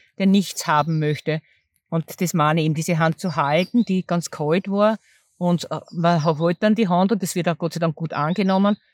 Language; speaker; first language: German; native; German